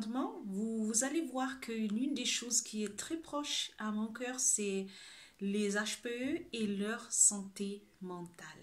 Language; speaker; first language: French; non-native, fluent; Spanish